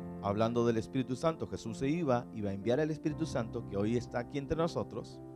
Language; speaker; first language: Spanish; native; Spanish